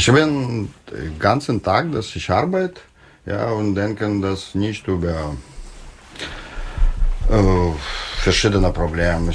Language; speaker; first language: German; non-native, learner; Russian